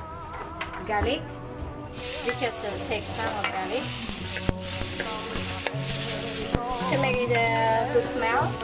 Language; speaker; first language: English; non-native, learner; Khmer